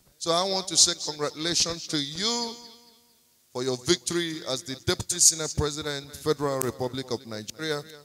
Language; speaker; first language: English; non-native, local second language; Igbo